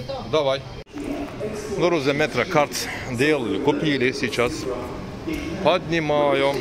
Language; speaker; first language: Russian; non-native, learner; Turkish